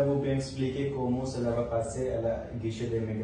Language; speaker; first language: French; non-native, learner; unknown